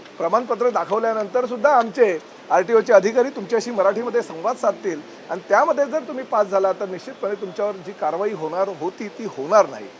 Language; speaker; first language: Marathi; native; Marathi